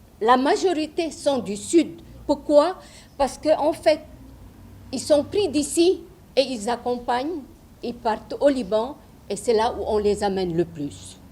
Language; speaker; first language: French; non-native, local second language; Wolof